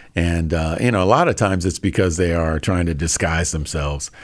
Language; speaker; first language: English; native; English